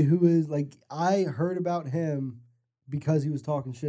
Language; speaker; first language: English; native; English